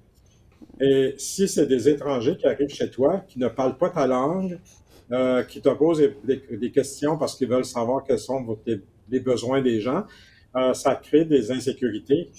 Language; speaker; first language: French; native; French